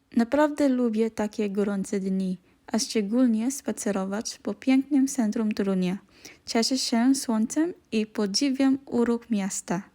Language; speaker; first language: Polish; non-native, learner; Filipino